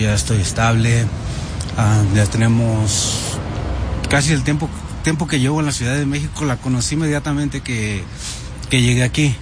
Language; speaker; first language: Spanish; early bilingual, heritage; Spanish